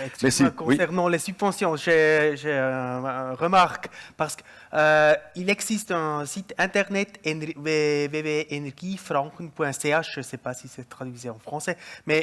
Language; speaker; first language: French; non-native, local second language; German